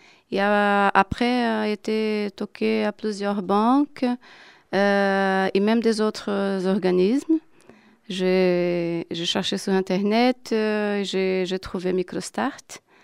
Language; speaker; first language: French; non-native, fluent; Portuguese